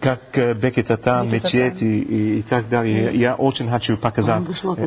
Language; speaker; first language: Russian; non-native, learner; English